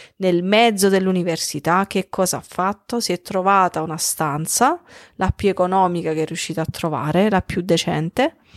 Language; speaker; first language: Italian; native; Italian